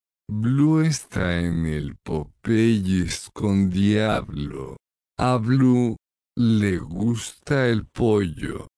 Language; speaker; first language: Spanish; non-native, learner; English